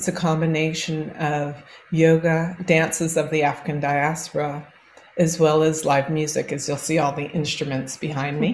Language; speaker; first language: English; native; English